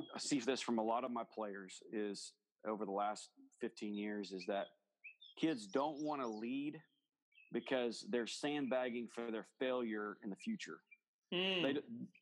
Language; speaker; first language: English; native; English